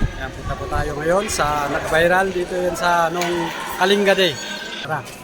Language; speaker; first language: Filipino; non-native, local second language; Iloko